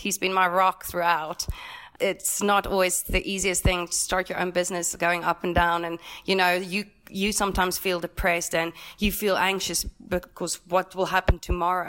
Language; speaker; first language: English; non-native, local second language; Afrikaans